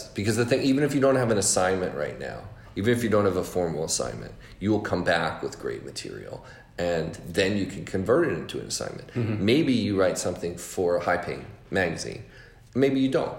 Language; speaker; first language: English; native; English